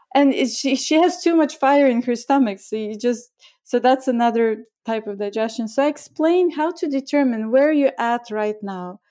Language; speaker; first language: English; non-native, fluent; Bulgarian